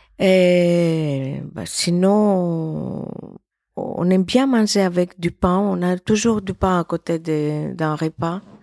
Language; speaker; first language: French; non-native, fluent; Greek